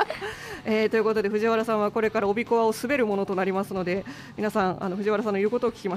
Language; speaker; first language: Japanese; native; Japanese